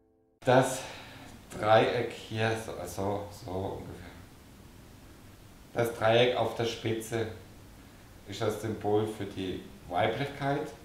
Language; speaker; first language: German; native; German